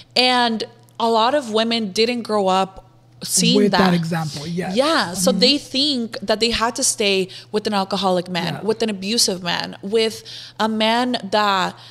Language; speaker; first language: English; non-native, fluent; Spanish